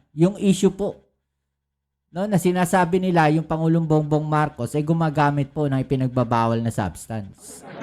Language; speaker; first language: Filipino; native; Filipino